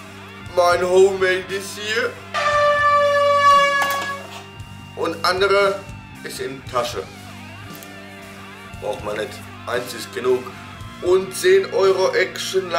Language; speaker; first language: German; non-native, fluent; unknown